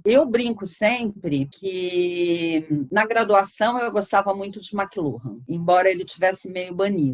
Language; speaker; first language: Portuguese; native; Portuguese